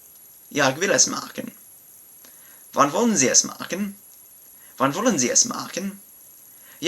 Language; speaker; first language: German; non-native, learner; English